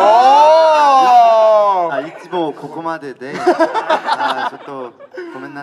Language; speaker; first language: Japanese; non-native, fluent; Korean